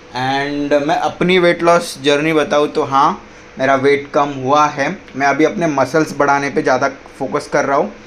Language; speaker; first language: Hindi; non-native, local second language; Marathi